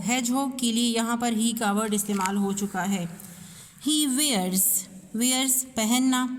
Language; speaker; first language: Urdu; non-native, local second language; Pashto